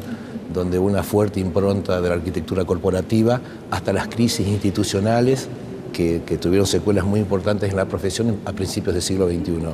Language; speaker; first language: Spanish; native; Spanish